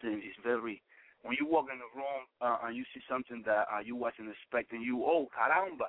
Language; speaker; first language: English; non-native, fluent; Spanish